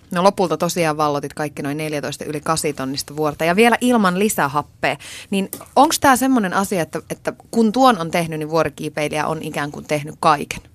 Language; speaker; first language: Finnish; native; Finnish